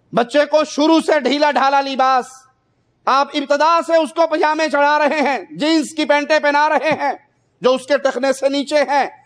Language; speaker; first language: Urdu; non-native, local second language; Punjabi